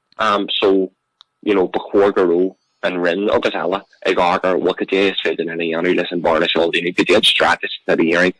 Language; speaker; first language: Irish; non-native, local second language; English